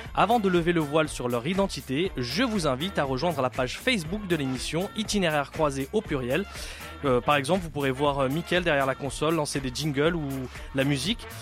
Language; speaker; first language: French; native; French